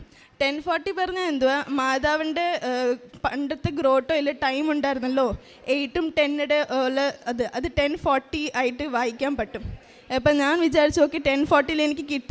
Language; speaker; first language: Malayalam; early bilingual, heritage; Malayalam